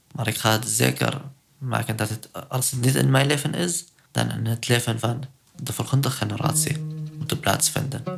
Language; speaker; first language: Dutch; non-native, fluent; Arabic